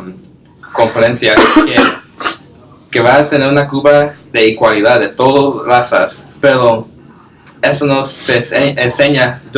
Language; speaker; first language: Spanish; non-native, learner; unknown